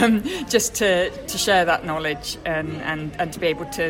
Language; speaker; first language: English; native; English